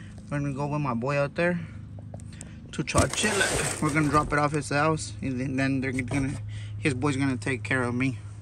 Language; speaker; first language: English; early bilingual, other home language; Spanish